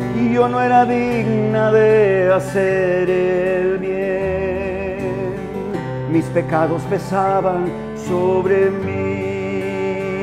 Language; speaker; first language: Spanish; early bilingual, heritage; Spanish